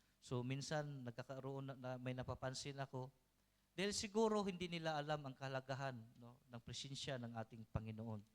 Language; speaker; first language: Filipino; non-native, local second language; Cebuano